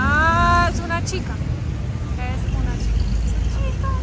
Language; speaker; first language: Spanish; non-native, fluent; German